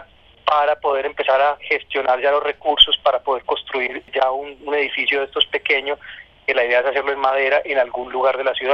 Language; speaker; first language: Spanish; native; Spanish